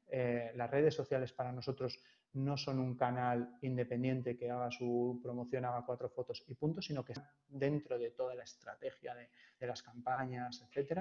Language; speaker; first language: Spanish; native; Spanish